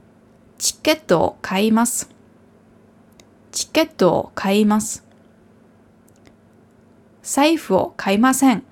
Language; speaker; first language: Japanese; non-native, fluent; German